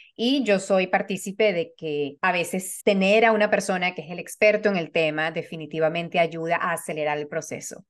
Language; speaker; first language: Spanish; native; Spanish